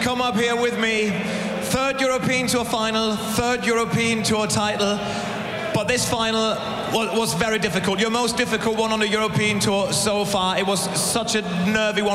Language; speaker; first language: English; non-native, fluent; German